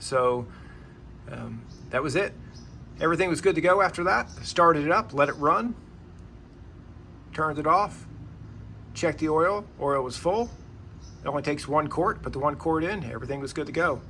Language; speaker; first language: English; native; English